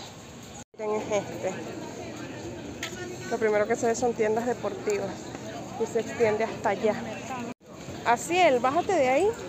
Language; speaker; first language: Spanish; native; Spanish